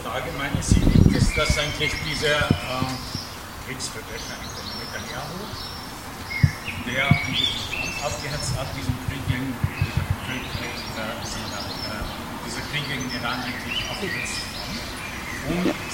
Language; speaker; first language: German; non-native, fluent; Arabic